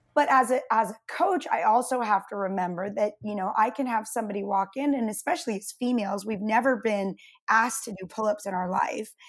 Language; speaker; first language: English; native; English